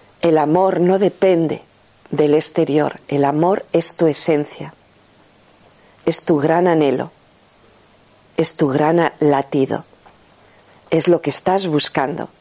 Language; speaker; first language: Spanish; native; Spanish